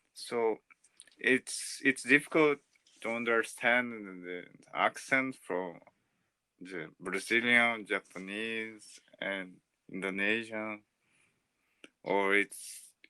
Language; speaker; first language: English; non-native, learner; Portuguese